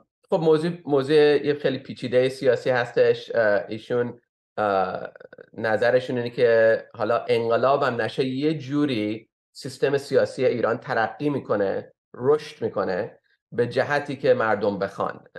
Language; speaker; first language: Persian; early bilingual, heritage; Persian